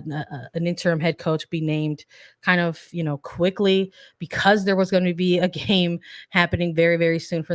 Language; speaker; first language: English; native; English